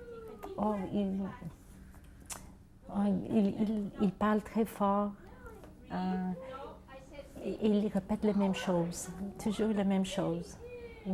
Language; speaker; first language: French; non-native, learner; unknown